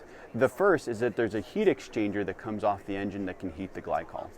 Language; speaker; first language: English; native; English